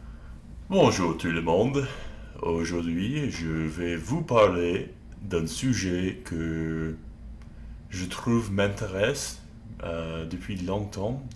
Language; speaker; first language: French; non-native, learner; English